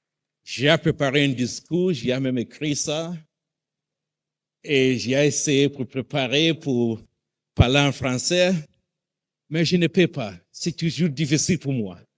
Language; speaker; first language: French; non-native, learner; English